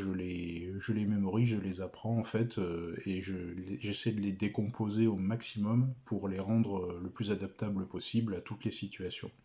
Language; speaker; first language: French; native; French